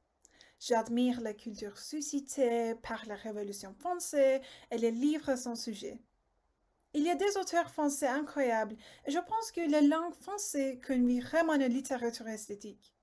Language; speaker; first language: French; non-native, learner; Turkish